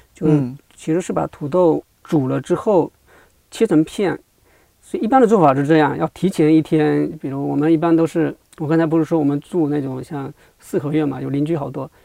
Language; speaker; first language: Chinese; native; Chinese